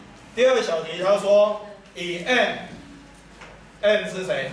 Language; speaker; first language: Chinese; native; Chinese